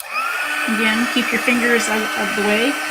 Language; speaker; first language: English; native; English